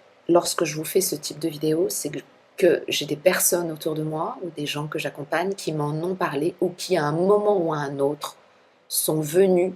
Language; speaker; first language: French; native; French